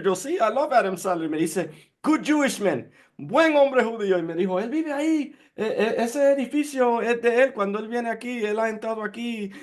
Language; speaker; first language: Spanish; early bilingual, heritage; Spanish